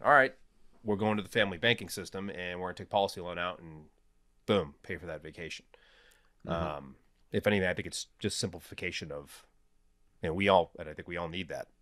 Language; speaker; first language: English; native; English